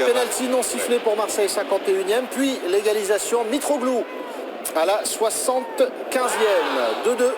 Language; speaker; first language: French; native; French